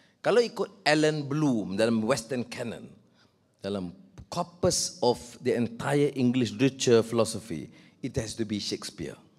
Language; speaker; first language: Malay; native; Malay